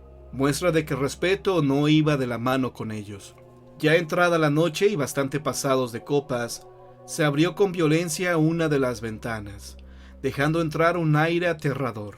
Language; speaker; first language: Spanish; native; Spanish